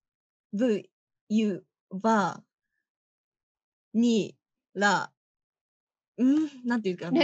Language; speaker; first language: Indonesian; non-native, learner; Japanese